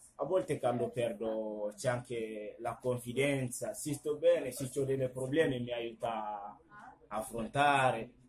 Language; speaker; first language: Italian; non-native, fluent; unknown